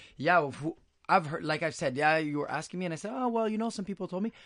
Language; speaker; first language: English; native; English